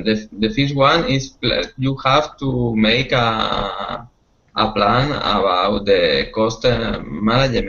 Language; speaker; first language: English; non-native, learner; Spanish